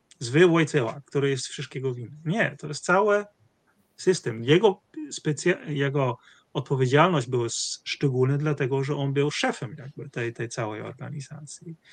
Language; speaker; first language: Polish; non-native, fluent; Dutch